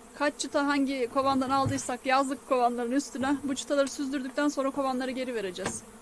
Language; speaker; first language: Turkish; native; Turkish